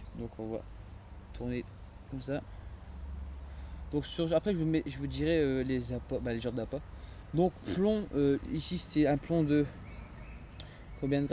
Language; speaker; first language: French; native; French